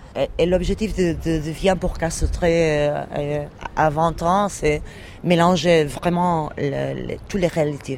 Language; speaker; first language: French; non-native, learner; Portuguese